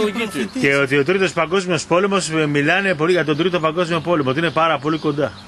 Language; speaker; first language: Greek; native; Greek